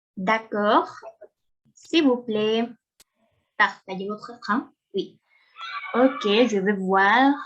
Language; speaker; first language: French; non-native, fluent; Spanish